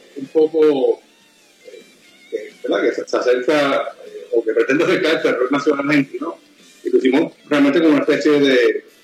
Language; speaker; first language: Spanish; native; Spanish